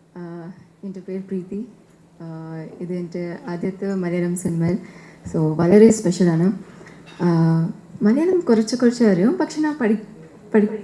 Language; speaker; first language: Malayalam; non-native, learner; Tamil